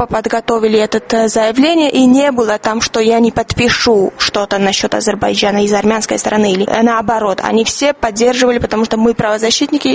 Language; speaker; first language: Russian; non-native, fluent; Georgian